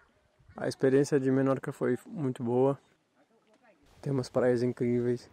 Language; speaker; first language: Spanish; non-native, learner; Portuguese